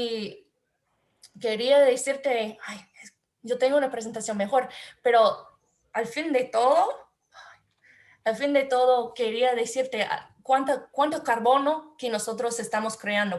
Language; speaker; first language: Spanish; non-native, learner; English